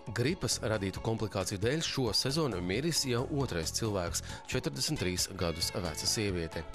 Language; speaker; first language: Latvian; native; Latvian